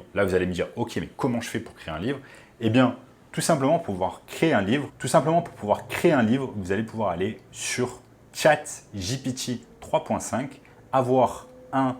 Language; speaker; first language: French; native; French